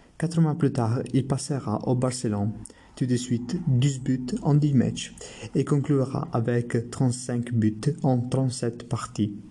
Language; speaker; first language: French; non-native, learner; Italian